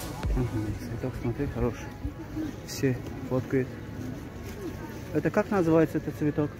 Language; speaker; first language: Russian; non-native, learner; Azerbaijani